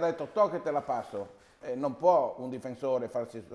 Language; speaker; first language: Italian; native; Italian